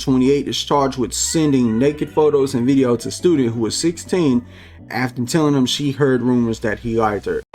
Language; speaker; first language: English; native; English